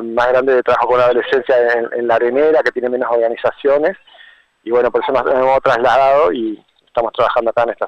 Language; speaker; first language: Spanish; native; Spanish